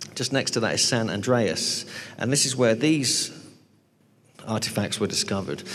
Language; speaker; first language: English; native; English